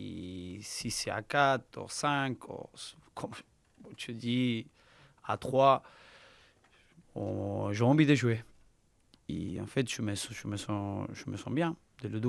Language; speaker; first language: French; non-native, learner; Spanish